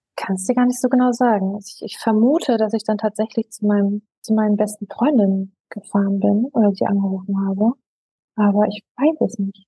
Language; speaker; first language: German; native; German